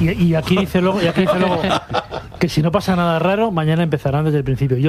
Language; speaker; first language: Spanish; native; Spanish